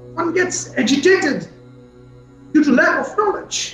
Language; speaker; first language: English; non-native, local second language; Hindi